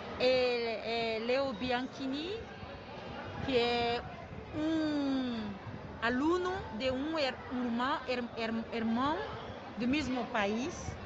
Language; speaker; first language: Portuguese; non-native, learner; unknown